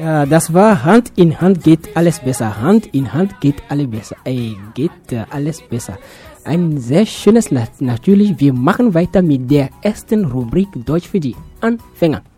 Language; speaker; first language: German; non-native, fluent; French